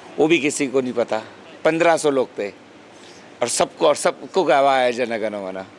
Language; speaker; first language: Hindi; non-native, local second language; Marathi